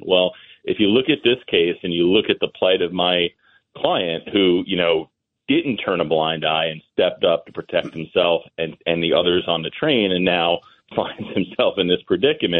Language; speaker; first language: English; native; English